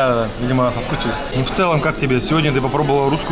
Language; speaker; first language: Russian; native; Russian